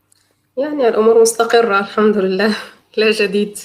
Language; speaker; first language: Arabic; native; Arabic